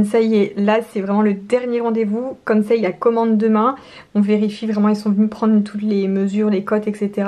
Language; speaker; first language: French; native; French